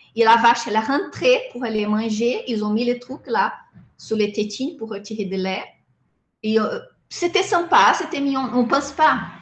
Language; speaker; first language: French; non-native, fluent; Portuguese